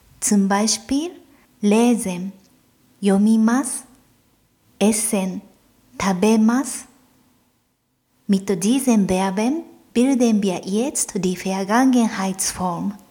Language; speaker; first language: German; non-native, fluent; Japanese